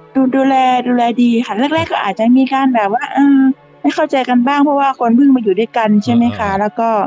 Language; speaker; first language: Thai; native; Thai